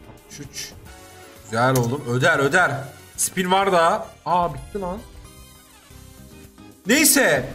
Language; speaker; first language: Turkish; native; Turkish